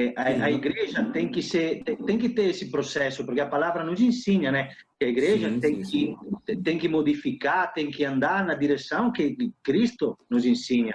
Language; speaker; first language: Portuguese; non-native, fluent; Italian